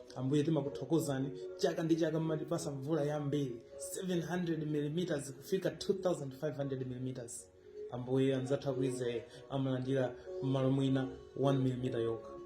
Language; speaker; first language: Nyanja; native; Nyanja